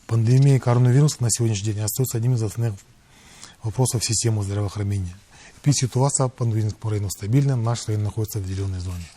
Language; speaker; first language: Russian; non-native, local second language; Kazakh